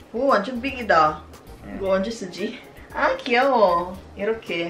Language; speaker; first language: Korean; non-native, learner; Cebuano